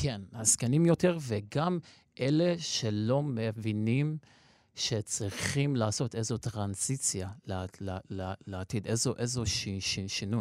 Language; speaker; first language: Hebrew; non-native, local second language; Armenian